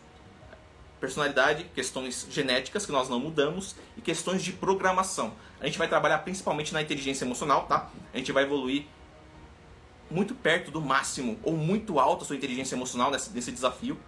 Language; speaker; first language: Portuguese; native; Portuguese